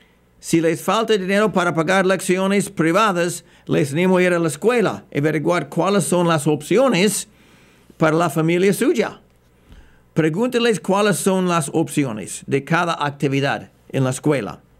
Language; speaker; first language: Spanish; non-native, fluent; English